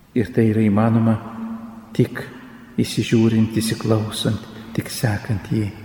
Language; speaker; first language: Lithuanian; native; Lithuanian